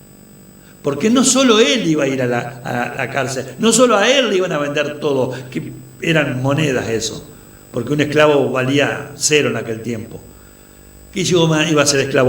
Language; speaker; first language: Spanish; native; Spanish